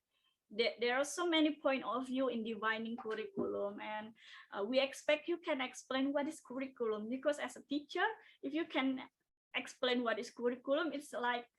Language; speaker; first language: English; non-native, local second language; Indonesian